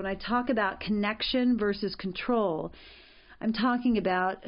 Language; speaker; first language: English; native; English